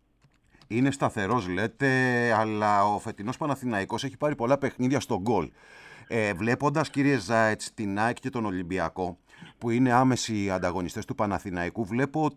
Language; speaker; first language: Greek; native; Greek